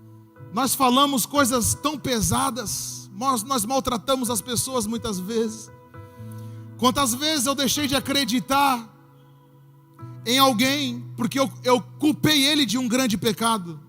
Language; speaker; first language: Portuguese; native; Portuguese